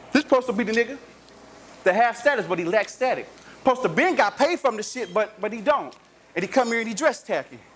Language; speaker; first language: English; native; English